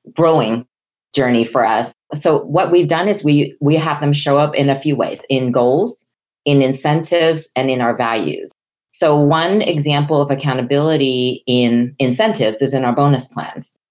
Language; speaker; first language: English; non-native, local second language; Chinese